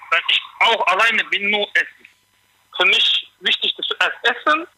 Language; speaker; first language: German; non-native, learner; Turkish